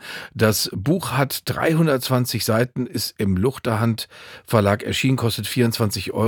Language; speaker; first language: German; native; German